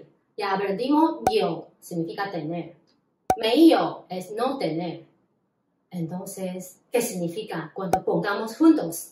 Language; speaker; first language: Spanish; non-native, fluent; Chinese